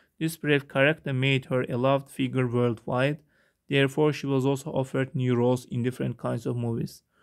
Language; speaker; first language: English; non-native, fluent; Azerbaijani